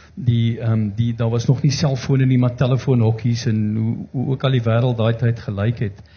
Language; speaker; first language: Afrikaans; native; Afrikaans